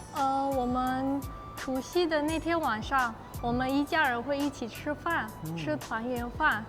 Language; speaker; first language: Chinese; non-native, fluent; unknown